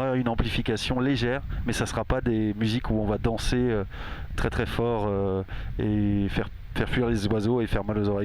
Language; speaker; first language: French; native; French